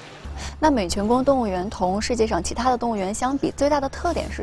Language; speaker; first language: Chinese; native; Chinese